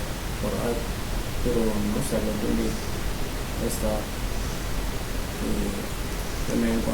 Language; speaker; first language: Spanish; non-native, learner; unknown